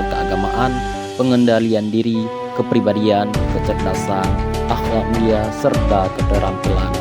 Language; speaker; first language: Indonesian; non-native, local second language; Achinese